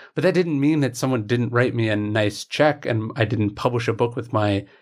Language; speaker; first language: English; native; English